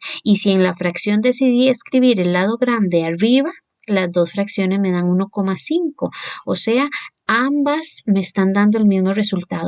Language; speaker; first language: Spanish; native; Spanish